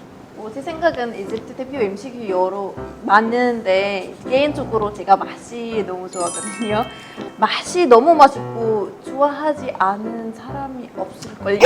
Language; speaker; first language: Korean; non-native, fluent; Arabic